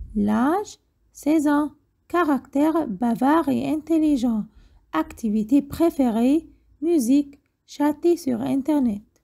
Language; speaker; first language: French; non-native, fluent; Arabic